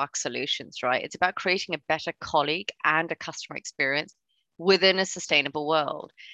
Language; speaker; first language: English; non-native, local second language; Cantonese